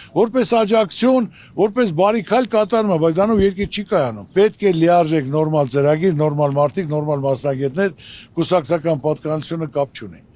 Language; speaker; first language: Armenian; native; Armenian